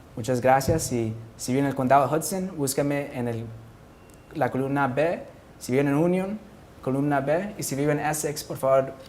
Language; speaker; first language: Spanish; early bilingual, other home language; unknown